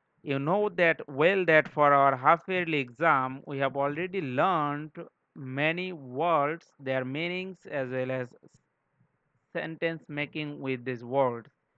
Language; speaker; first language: English; non-native, local second language; Bangla